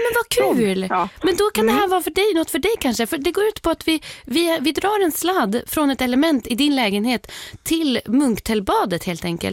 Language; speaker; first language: Swedish; native; Swedish